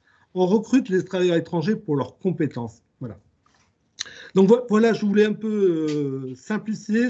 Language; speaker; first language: French; native; French